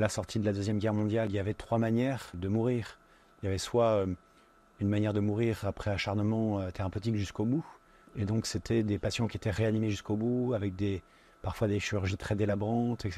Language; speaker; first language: French; native; French